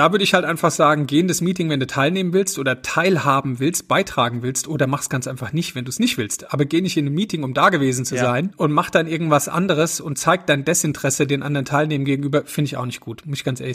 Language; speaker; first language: German; native; German